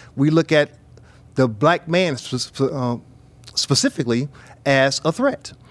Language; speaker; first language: English; native; English